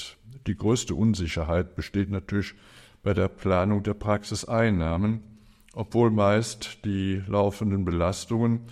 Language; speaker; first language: German; native; German